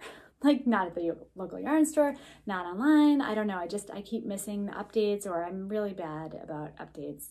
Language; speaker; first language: English; native; English